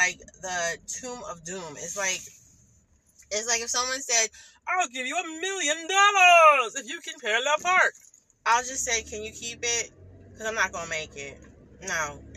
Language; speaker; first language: English; native; English